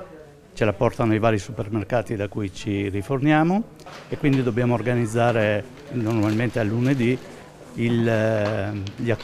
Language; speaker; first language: Italian; native; Italian